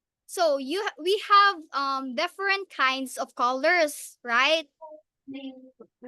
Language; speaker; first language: English; non-native, local second language; Filipino